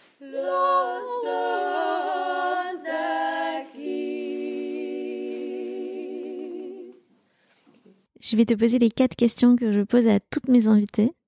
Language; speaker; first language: French; native; French